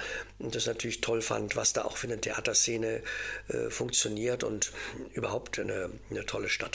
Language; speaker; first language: German; native; German